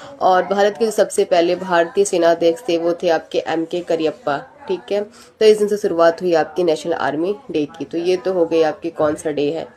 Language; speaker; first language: Hindi; native; Hindi